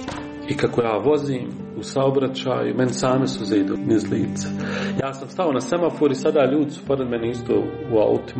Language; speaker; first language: Serbian; native; Serbian